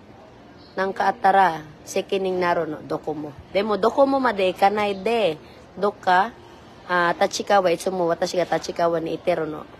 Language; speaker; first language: Japanese; non-native, learner; Filipino